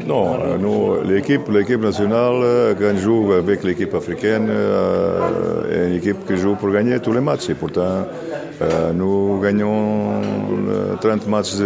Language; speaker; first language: French; non-native, learner; Catalan